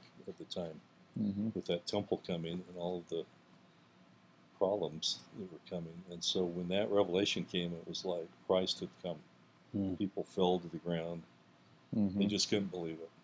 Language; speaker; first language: English; native; English